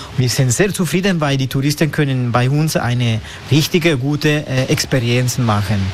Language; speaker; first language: German; non-native, local second language; Italian